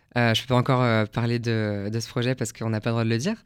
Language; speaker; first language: French; native; French